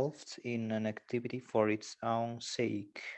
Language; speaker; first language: English; non-native, learner; Spanish